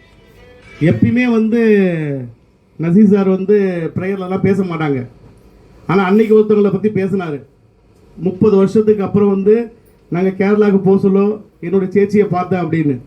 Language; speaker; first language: Tamil; native; Tamil